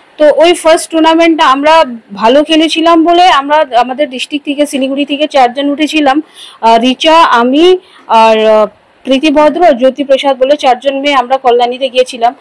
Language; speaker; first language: Bangla; non-native, local second language; Hindi